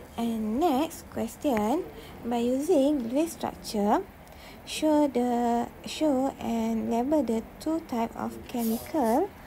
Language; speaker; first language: English; non-native, local second language; Malay